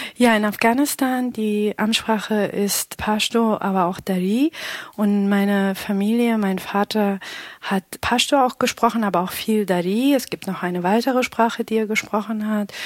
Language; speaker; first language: German; non-native, fluent; Pashto